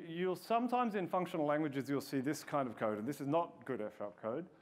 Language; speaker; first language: English; native; English